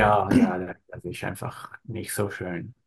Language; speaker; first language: German; non-native, learner; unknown